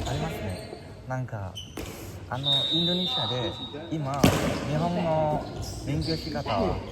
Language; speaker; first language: Japanese; non-native, learner; Indonesian